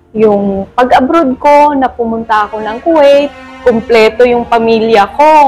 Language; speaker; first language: Filipino; non-native, local second language; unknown